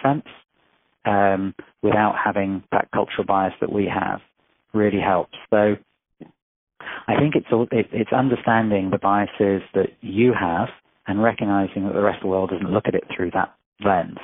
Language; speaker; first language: English; native; English